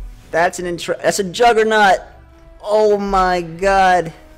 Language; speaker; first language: English; early bilingual, other home language; Spanish